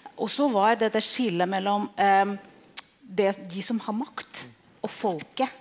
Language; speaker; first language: Norwegian; non-native, fluent; Russian